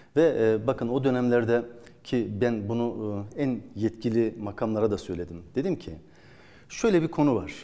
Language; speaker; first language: Turkish; native; Turkish